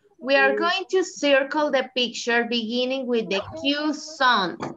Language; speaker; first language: English; non-native, learner; Spanish